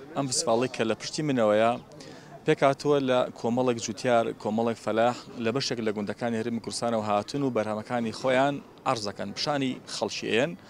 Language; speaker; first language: Central Kurdish; native; Central Kurdish